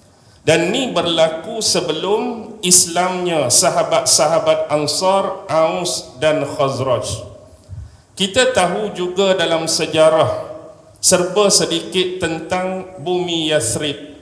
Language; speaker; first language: Malay; native; Malay